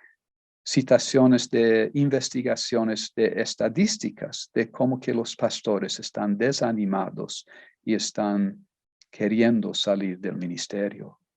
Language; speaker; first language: Spanish; non-native, fluent; Portuguese